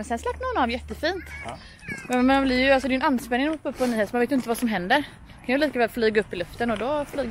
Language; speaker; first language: Swedish; native; Swedish